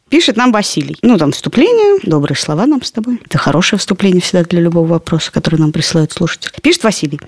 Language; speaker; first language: Russian; native; Russian